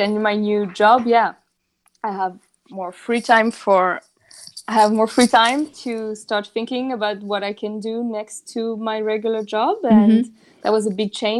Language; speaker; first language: English; non-native, fluent; French